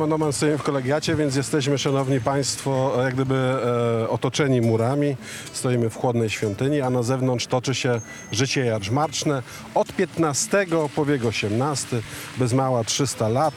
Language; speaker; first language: Polish; native; Polish